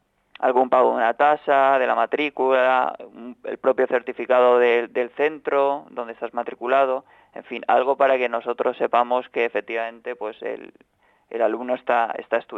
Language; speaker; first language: Spanish; native; Spanish